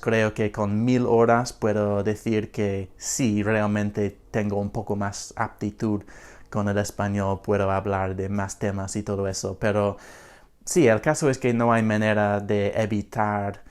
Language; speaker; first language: Spanish; non-native, fluent; English